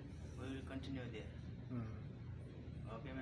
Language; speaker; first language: English; non-native, learner; Nepali